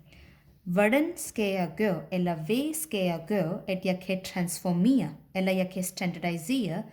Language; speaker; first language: Danish; non-native, fluent; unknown